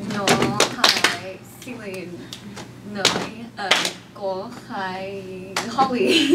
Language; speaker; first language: Cantonese; non-native, learner; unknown